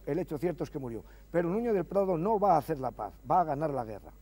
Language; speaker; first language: Spanish; native; Spanish